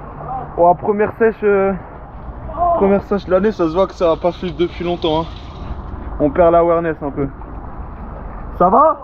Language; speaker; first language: French; native; French